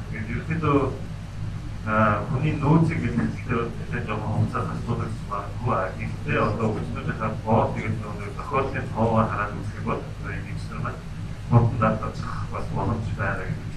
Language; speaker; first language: Mongolian; native; Mongolian